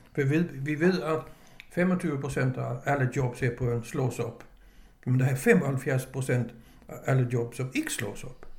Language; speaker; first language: Danish; native; Danish